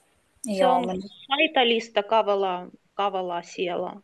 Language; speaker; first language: Finnish; non-native, learner; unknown